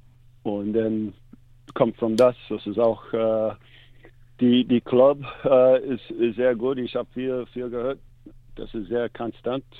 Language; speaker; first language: German; non-native, learner; English